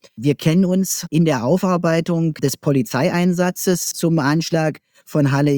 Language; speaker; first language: German; native; German